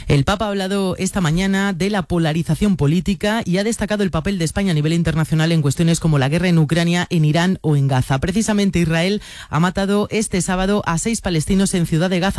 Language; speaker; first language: Spanish; native; Spanish